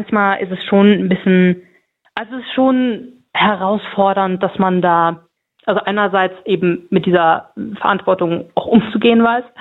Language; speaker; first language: German; native; German